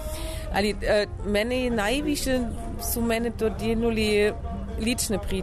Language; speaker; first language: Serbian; non-native, learner; German